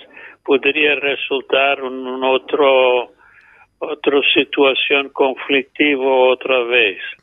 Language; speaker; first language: Spanish; non-native, fluent; English